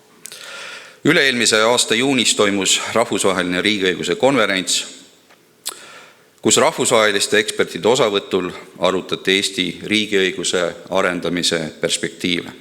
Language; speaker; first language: Estonian; native; Estonian